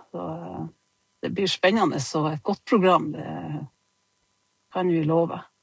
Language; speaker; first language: Norwegian; native; Norwegian